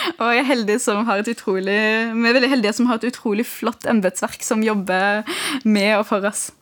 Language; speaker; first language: Norwegian; early bilingual, other home language; Arabic